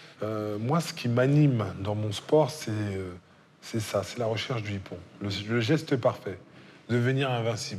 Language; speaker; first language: French; native; French